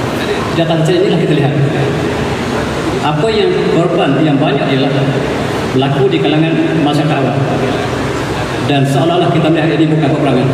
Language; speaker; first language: Malay; native; Malay